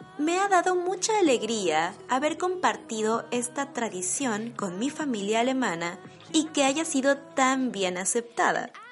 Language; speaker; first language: Spanish; native; Spanish